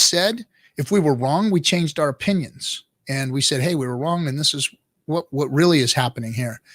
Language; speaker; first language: English; native; English